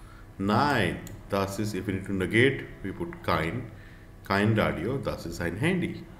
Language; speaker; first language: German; non-native, learner; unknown